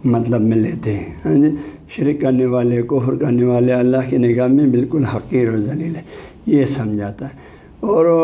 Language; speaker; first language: Urdu; non-native, local second language; Balti